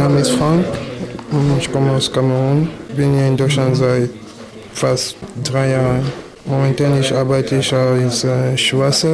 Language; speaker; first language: German; non-native, fluent; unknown